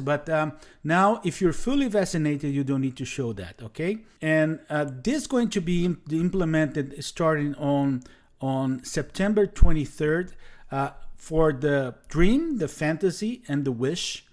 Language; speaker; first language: English; non-native, fluent; Portuguese